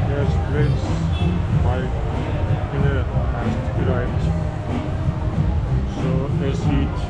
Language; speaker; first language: English; non-native, learner; Turkish